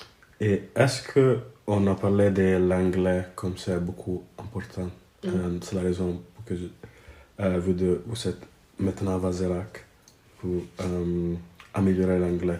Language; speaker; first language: French; non-native, learner; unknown